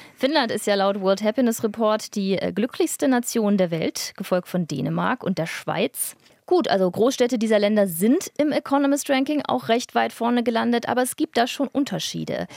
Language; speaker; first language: German; native; German